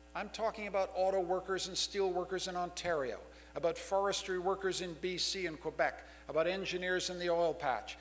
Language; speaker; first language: English; native; English